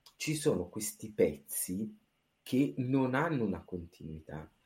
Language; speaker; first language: Italian; native; Italian